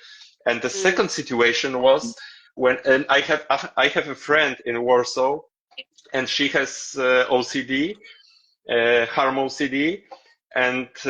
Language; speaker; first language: English; non-native, learner; Polish